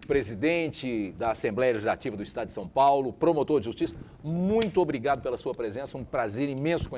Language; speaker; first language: Portuguese; native; Portuguese